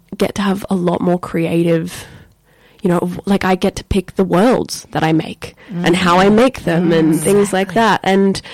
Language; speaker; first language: English; native; English